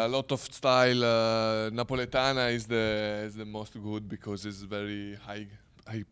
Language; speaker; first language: English; non-native, learner; Italian